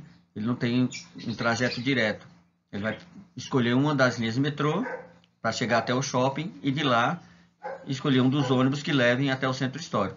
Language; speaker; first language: Portuguese; native; Portuguese